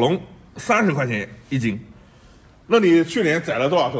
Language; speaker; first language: Chinese; native; Chinese